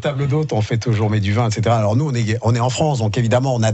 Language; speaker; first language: French; native; French